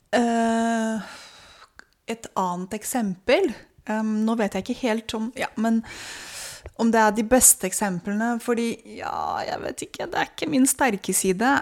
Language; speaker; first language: Norwegian; non-native, fluent; Romanian